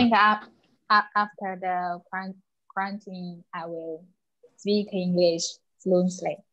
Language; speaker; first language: English; non-native, learner; Chinese